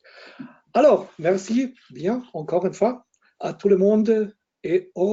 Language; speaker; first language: French; non-native, fluent; German